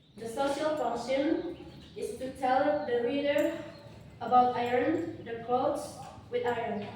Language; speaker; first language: English; non-native, learner; Indonesian